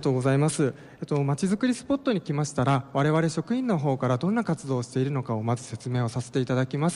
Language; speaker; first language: Japanese; native; Japanese